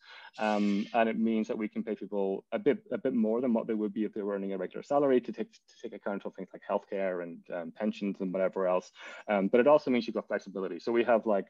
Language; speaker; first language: English; native; English